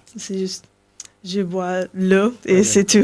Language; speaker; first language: French; non-native, learner; English